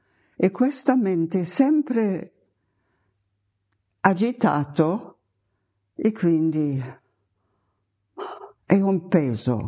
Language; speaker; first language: Italian; non-native, fluent; German